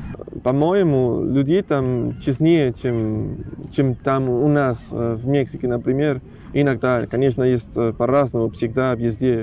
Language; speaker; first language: Russian; non-native, learner; Spanish